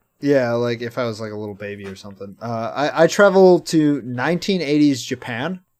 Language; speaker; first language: English; native; English